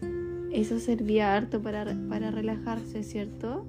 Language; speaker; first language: Spanish; native; Spanish